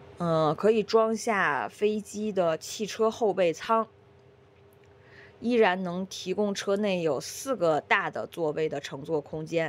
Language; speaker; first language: Chinese; native; Chinese